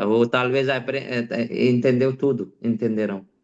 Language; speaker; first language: Portuguese; non-native, learner; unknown